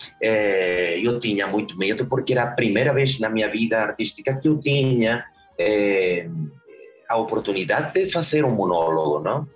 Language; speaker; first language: Portuguese; early bilingual, heritage; Spanish